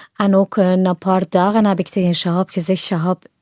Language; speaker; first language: Dutch; non-native, fluent; Persian